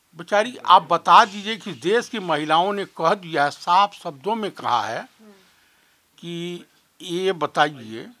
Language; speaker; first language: Hindi; native; Hindi